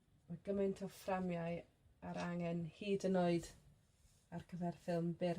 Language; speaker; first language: Welsh; non-native, local second language; English